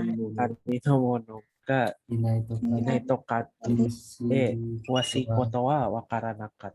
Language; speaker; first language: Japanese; non-native, learner; Indonesian